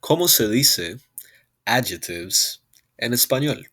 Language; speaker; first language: Spanish; early bilingual, heritage; Spanish